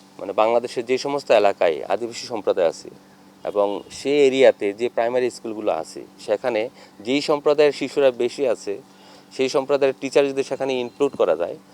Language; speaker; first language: Bangla; non-native, local second language; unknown